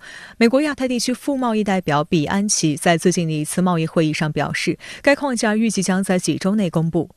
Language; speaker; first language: Chinese; native; Chinese